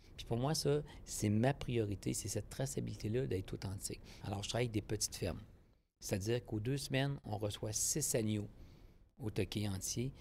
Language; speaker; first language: French; native; French